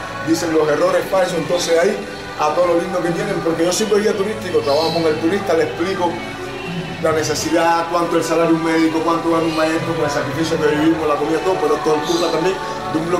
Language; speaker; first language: Spanish; native; Spanish